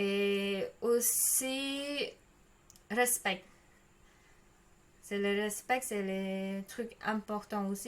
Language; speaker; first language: French; non-native, learner; Khmer